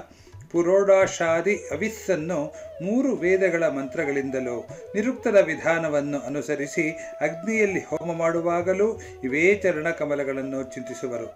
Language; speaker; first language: Kannada; native; Kannada